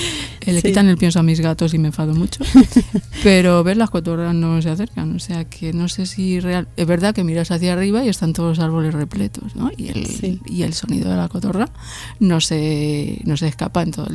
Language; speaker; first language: Spanish; native; Spanish